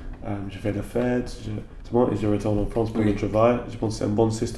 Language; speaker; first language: French; non-native, learner; English